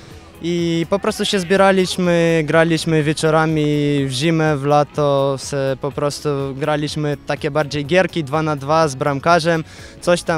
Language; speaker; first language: Polish; non-native, fluent; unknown